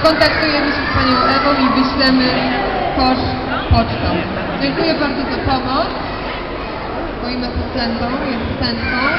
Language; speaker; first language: Polish; native; Polish